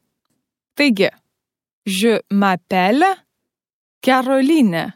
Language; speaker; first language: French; non-native, fluent; Lithuanian